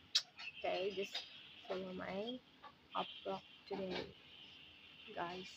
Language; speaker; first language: English; non-native, learner; Indonesian